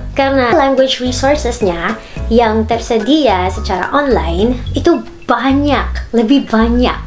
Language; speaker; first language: Indonesian; non-native, learner; Filipino